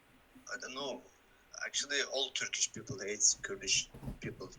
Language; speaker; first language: English; non-native, learner; Turkish